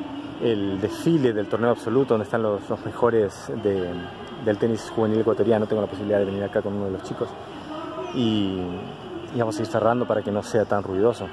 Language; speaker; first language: Spanish; native; Spanish